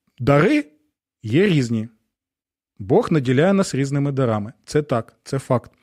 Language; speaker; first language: Ukrainian; non-native, local second language; Russian